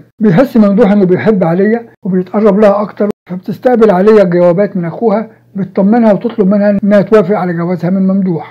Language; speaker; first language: Arabic; native; Arabic